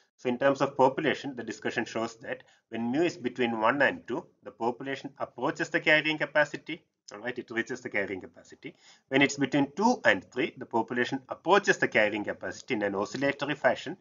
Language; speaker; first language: English; non-native, local second language; Malayalam